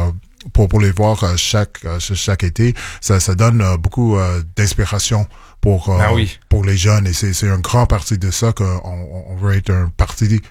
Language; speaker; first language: French; non-native, local second language; English